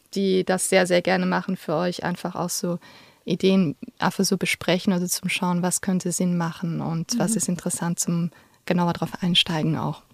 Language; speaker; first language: German; non-native, local second language; Luxembourgish